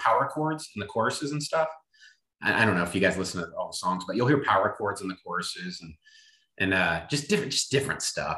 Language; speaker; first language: English; native; English